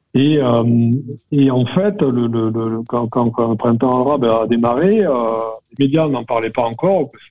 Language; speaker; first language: French; native; French